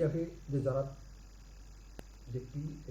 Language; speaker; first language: French; non-native, local second language; Arabic